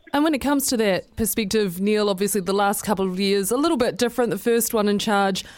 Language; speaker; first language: English; native; English